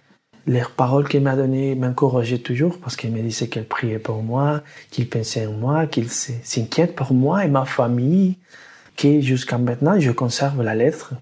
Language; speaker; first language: French; non-native, learner; Spanish